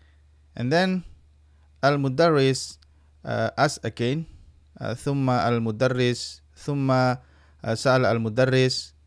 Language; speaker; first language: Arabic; non-native, fluent; Indonesian